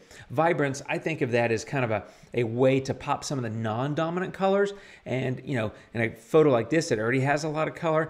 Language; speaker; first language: English; native; English